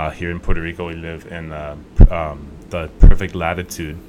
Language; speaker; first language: English; native; English